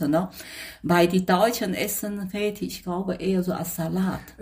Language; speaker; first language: German; non-native, fluent; Chinese